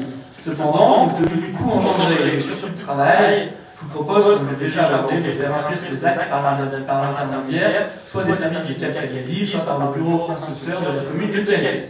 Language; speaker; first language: French; native; French